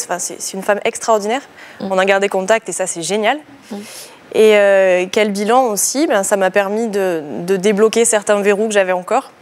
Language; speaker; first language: French; native; French